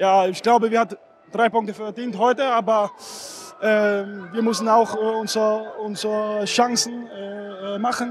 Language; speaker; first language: German; non-native, fluent; Danish